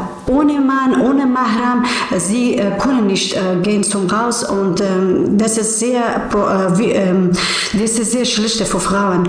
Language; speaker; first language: German; non-native, learner; Persian